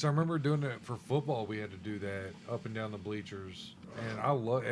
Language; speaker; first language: English; native; English